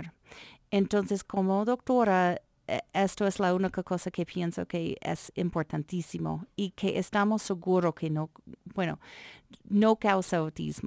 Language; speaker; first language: Spanish; non-native, fluent; English